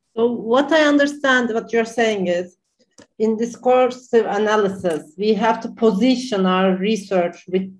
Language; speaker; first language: English; non-native, fluent; Turkish